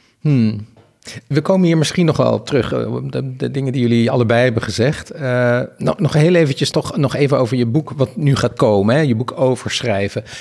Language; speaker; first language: Dutch; native; Dutch